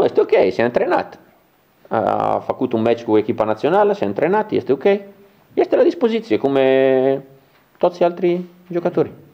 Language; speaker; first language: Romanian; non-native, learner; Italian